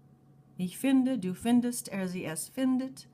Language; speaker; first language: German; non-native, fluent; English